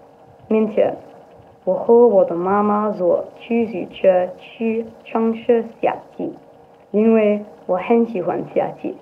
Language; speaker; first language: Chinese; non-native, learner; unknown